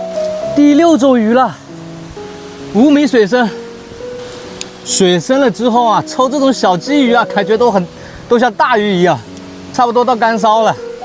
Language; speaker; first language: Chinese; native; Chinese